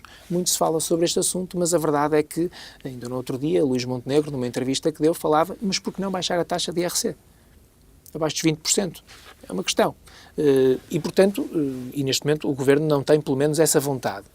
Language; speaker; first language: Portuguese; native; Portuguese